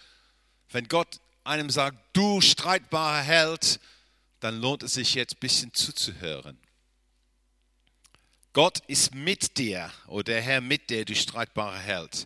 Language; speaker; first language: German; non-native, fluent; English